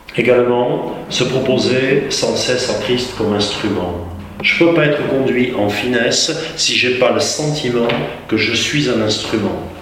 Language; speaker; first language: French; native; French